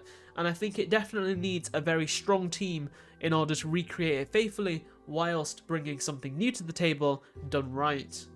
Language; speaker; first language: English; native; English